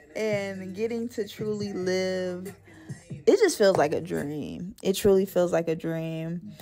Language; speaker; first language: English; native; English